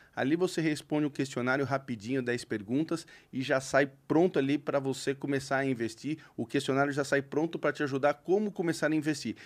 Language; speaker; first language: Portuguese; native; Portuguese